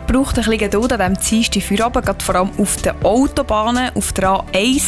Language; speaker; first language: German; native; German